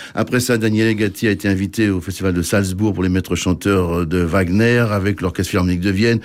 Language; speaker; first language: French; native; French